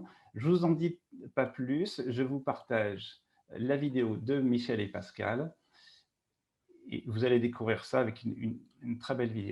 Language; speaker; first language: French; native; French